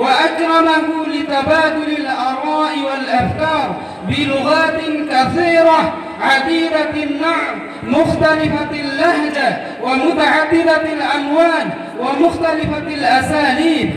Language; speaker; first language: Arabic; non-native, learner; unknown